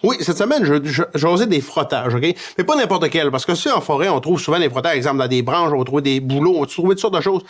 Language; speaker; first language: French; native; French